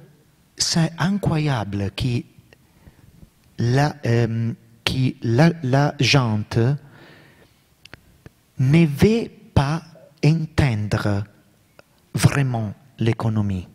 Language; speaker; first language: French; non-native, learner; Italian